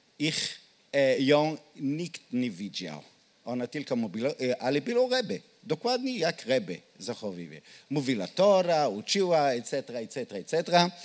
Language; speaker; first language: Polish; non-native, learner; Hebrew